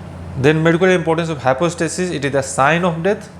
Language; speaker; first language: English; non-native, local second language; Hindi